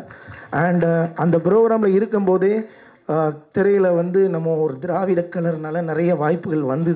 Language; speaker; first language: Tamil; native; Tamil